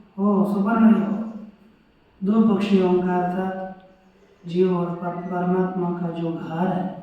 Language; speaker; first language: Hindi; non-native, local second language; Marathi